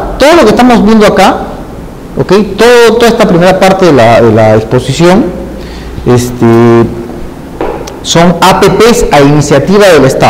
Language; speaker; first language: Spanish; native; Spanish